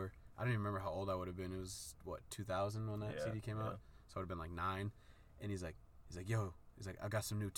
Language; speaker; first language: English; native; English